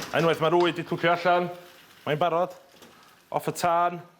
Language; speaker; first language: Welsh; native; Welsh